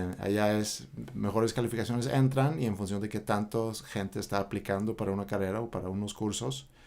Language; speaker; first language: Spanish; non-native, fluent; Swedish